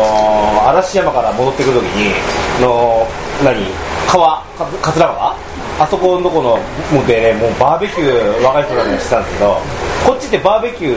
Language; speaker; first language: Japanese; native; Japanese